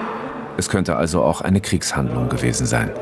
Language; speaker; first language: German; native; German